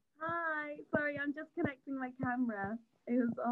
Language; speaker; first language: English; non-native, fluent; French